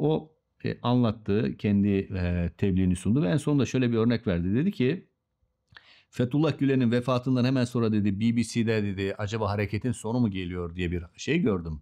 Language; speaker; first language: Turkish; native; Turkish